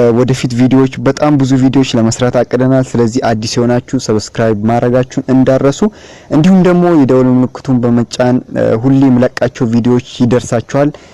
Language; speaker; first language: Amharic; non-native, local second language; Oromo